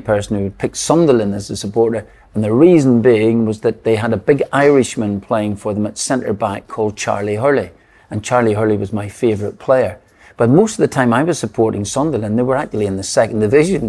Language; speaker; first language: English; native; English